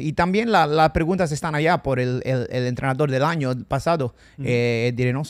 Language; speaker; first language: Spanish; non-native, fluent; English